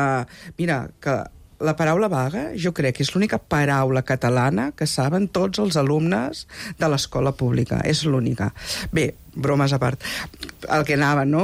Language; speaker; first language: Catalan; native; Catalan